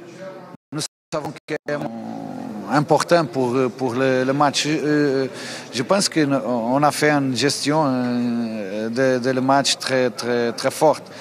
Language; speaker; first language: French; non-native, fluent; Portuguese